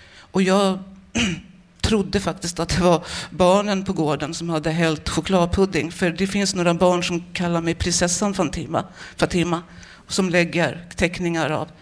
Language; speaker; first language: Swedish; native; Swedish